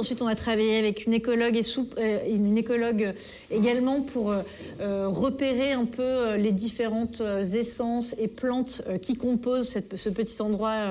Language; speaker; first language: French; native; French